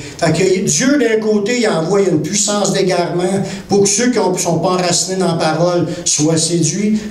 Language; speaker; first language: French; native; French